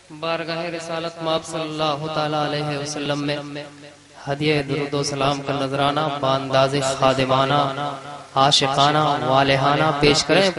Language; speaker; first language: Urdu; native; Urdu